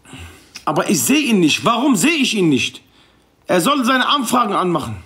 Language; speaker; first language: German; non-native, local second language; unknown